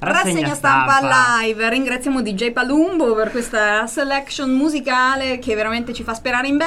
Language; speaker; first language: Italian; native; Italian